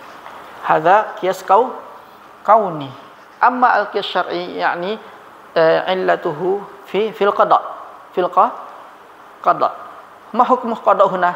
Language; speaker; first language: Arabic; non-native, learner; Malay